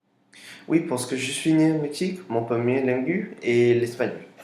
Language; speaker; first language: French; non-native, learner; Spanish